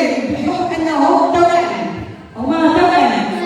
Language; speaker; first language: Arabic; native; Arabic